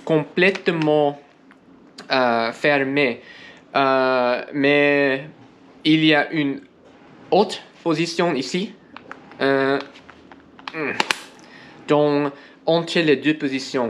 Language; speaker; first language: French; non-native, learner; English